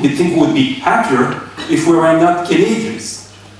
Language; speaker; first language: English; non-native, fluent; French